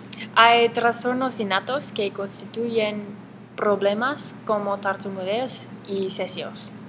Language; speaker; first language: Spanish; non-native, learner; English